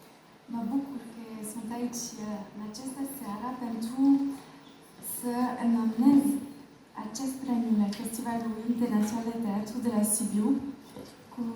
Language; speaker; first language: Romanian; non-native, learner; French